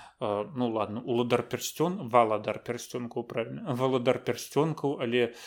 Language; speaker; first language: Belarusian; native; Belarusian